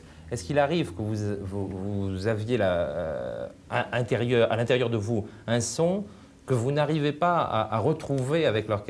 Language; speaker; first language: French; native; French